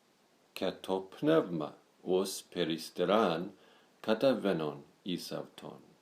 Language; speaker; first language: Greek; non-native, learner; English